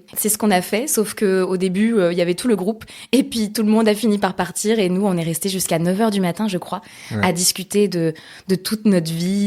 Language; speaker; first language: French; native; French